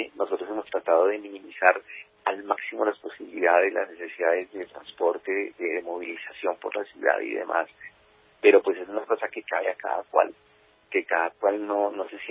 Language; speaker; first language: Spanish; native; Spanish